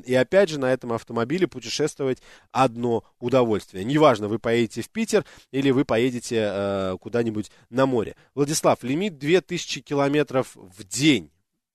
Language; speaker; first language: Russian; native; Russian